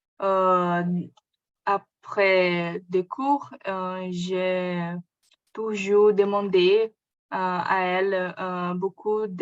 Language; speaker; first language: French; non-native, learner; Portuguese